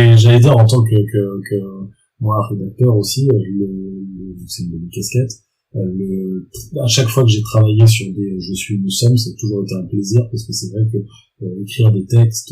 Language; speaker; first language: French; native; French